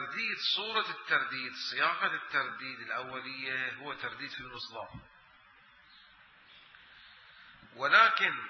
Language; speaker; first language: Arabic; native; Arabic